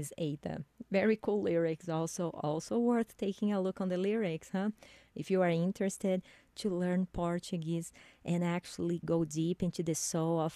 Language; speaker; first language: English; non-native, fluent; Portuguese